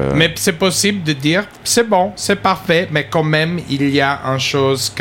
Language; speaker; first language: French; non-native, learner; English